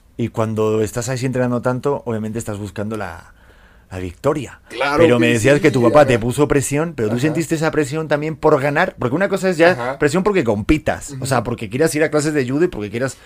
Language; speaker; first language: Spanish; native; Spanish